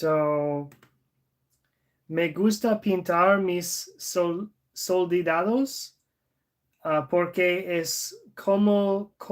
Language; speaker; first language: Spanish; non-native, learner; English